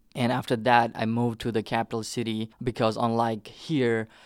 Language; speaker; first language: English; non-native, local second language; Nepali